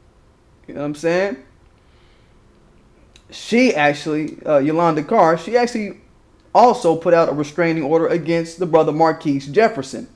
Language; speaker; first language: English; native; English